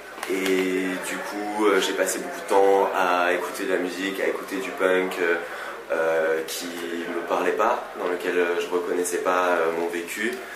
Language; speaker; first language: French; native; French